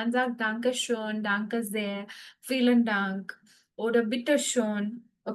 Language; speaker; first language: German; non-native, fluent; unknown